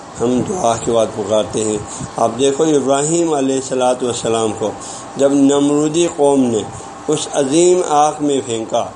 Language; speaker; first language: Urdu; non-native, local second language; Balti